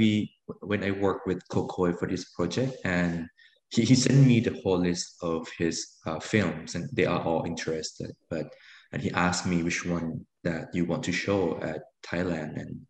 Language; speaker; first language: English; non-native, fluent; Thai